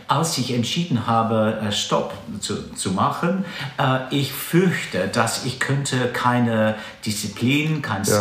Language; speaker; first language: German; non-native, fluent; English